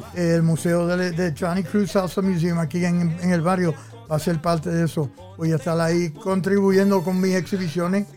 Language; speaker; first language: Spanish; early bilingual, heritage; Spanish